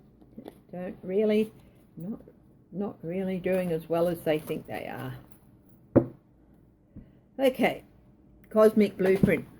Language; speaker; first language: English; native; English